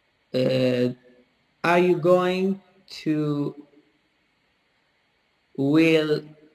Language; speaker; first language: English; non-native, learner; Italian